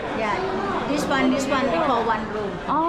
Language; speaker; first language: English; non-native, fluent; Thai